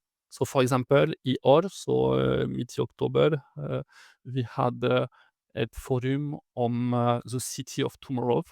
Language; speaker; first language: Norwegian; non-native, fluent; French